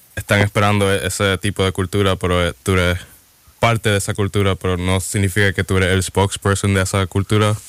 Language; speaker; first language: Spanish; non-native, learner; English